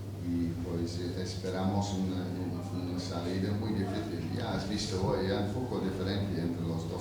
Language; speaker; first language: Spanish; non-native, fluent; English